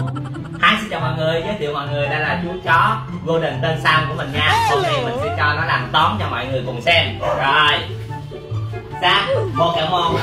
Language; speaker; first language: Vietnamese; native; Vietnamese